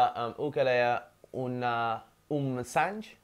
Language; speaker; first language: Portuguese; non-native, learner; English